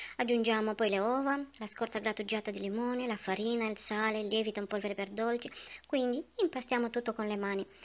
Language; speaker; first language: Italian; non-native, fluent; Romanian